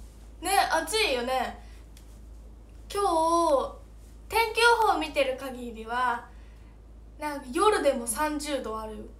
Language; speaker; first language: Japanese; native; Japanese